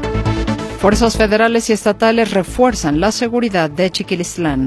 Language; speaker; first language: Spanish; native; Spanish